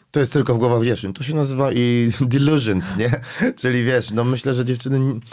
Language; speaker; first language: Polish; native; Polish